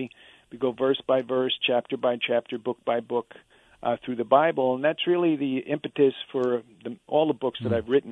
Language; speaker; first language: English; native; English